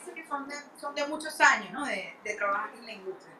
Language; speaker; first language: Spanish; native; Spanish